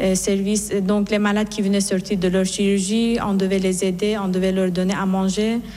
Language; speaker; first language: French; non-native, fluent; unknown